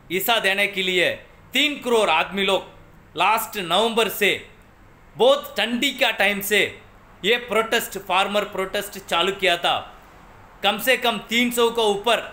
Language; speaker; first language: Hindi; non-native, local second language; Tamil